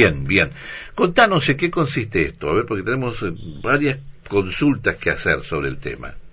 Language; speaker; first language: Spanish; native; Spanish